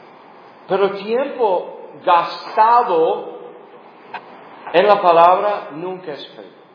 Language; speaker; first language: Spanish; non-native, fluent; English